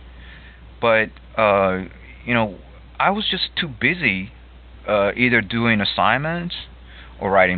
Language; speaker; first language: English; non-native, fluent; Japanese